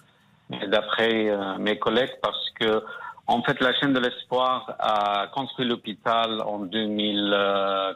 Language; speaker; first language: French; non-native, fluent; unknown